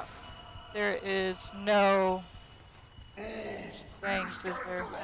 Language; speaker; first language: English; native; English